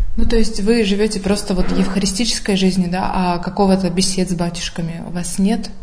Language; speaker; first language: Russian; native; Russian